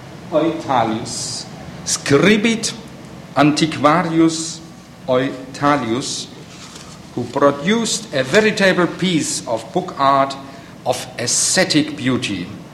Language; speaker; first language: English; non-native, fluent; German